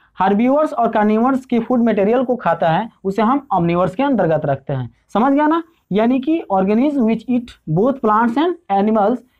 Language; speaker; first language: Hindi; native; Hindi